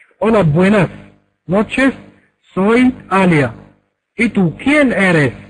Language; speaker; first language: Spanish; non-native, fluent; Arabic